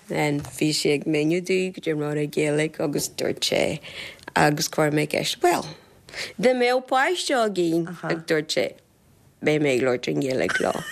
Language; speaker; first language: Irish; non-native, fluent; Portuguese